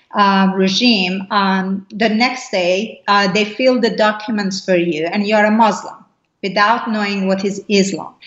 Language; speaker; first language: English; non-native, fluent; Persian